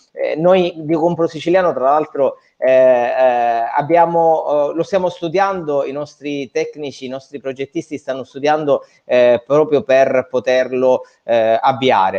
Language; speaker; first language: Italian; native; Italian